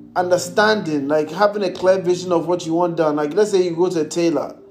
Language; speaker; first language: English; non-native, local second language; Akan